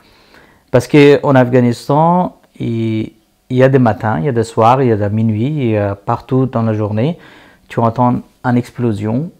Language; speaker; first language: French; non-native, learner; Persian